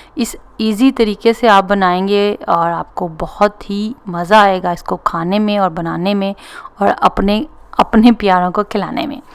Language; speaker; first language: Urdu; non-native, local second language; Punjabi